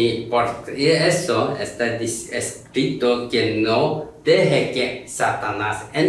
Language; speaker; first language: Spanish; non-native, learner; Korean